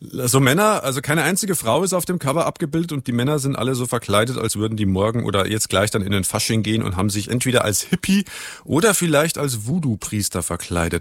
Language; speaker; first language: German; native; German